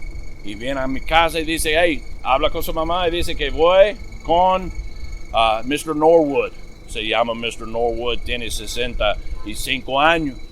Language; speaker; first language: Spanish; non-native, fluent; English